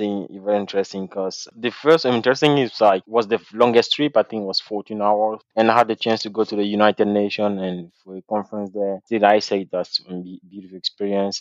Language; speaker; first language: English; non-native, local second language; French